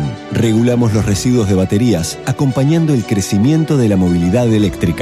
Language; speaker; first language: Spanish; native; Spanish